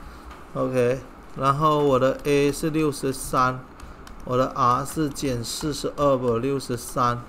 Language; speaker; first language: Chinese; non-native, local second language; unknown